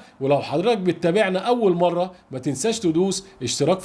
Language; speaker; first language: Arabic; native; Arabic